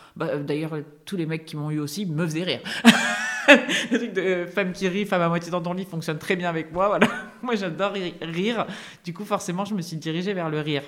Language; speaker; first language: French; native; French